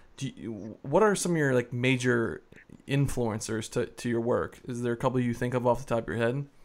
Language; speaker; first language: English; native; English